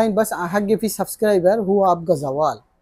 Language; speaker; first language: Arabic; non-native, learner; Bangla